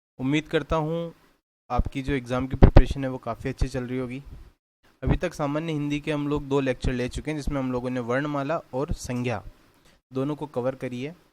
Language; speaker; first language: Hindi; native; Hindi